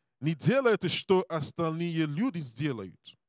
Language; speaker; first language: Russian; non-native, learner; English